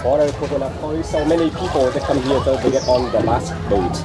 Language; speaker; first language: English; non-native, learner; Vietnamese